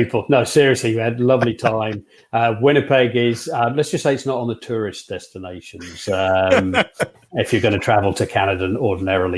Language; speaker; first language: English; native; English